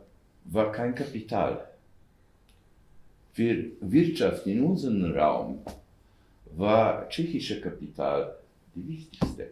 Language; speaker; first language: German; non-native, learner; Slovenian